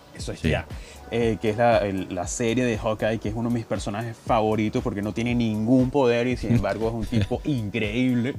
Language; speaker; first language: Spanish; native; Spanish